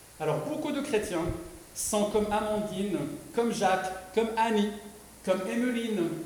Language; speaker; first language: French; non-native, local second language; Arabic